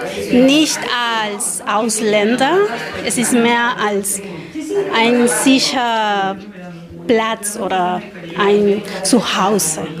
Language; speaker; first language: German; non-native, learner; Spanish